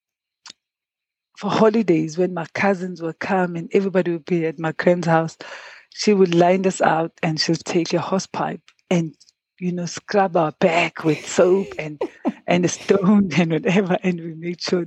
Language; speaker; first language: English; non-native, local second language; Zulu